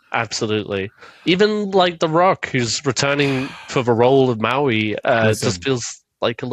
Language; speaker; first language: English; native; English